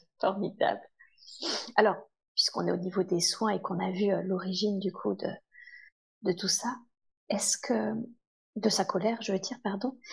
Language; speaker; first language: French; native; French